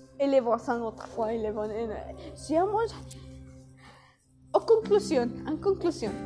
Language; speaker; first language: French; non-native, learner; Spanish